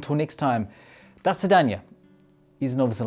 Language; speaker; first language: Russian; non-native, learner; English